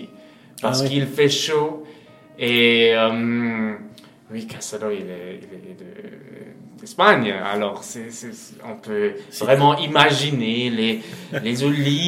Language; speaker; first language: French; non-native, fluent; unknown